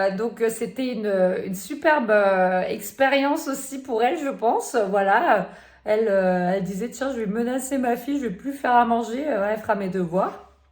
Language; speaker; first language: French; early bilingual, other home language; Turkish